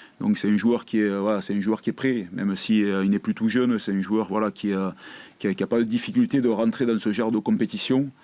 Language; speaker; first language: French; native; French